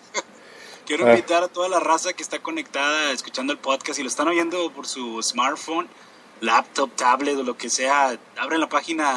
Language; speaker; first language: Spanish; native; Spanish